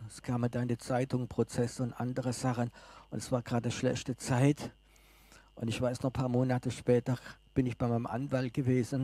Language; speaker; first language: German; non-native, fluent; French